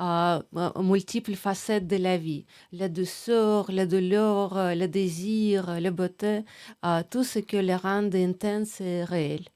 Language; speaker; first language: French; non-native, fluent; Russian